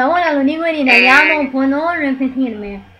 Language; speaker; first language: Spanish; non-native, learner; Italian